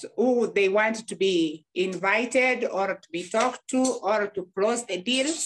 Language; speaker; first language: English; non-native, local second language; Gusii